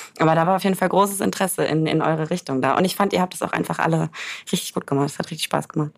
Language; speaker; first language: German; native; German